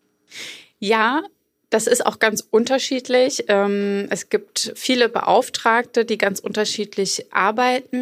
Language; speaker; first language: German; early bilingual, other home language; Arabic